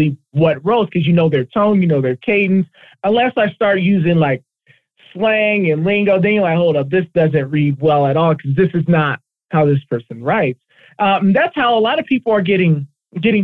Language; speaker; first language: English; native; English